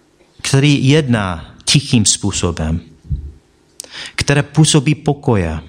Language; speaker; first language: Czech; non-native, fluent; English